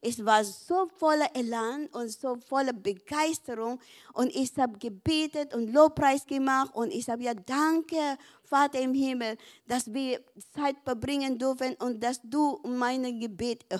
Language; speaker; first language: German; non-native, learner; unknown